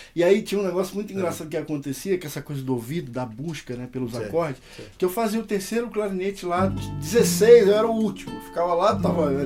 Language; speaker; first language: Portuguese; native; Portuguese